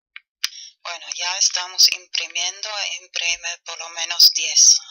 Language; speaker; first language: Spanish; non-native, fluent; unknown